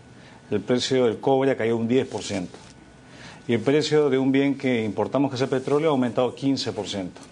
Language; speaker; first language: Spanish; native; Spanish